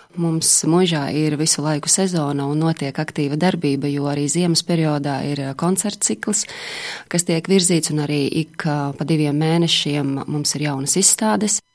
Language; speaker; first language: Latvian; native; Latvian